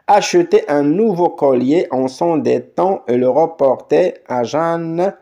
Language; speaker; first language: French; non-native, local second language; Arabic